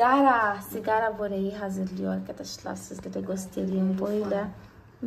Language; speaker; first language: Turkish; non-native, fluent; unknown